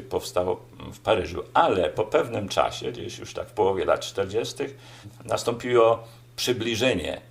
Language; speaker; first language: Polish; native; Polish